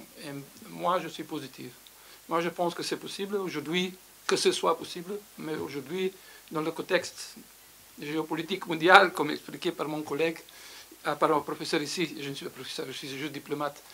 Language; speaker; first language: French; non-native, fluent; Slovenian